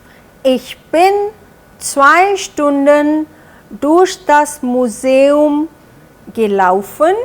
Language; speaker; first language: German; non-native, fluent; Hindi